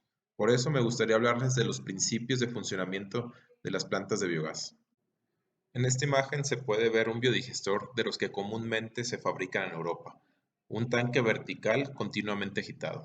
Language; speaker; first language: Spanish; native; Spanish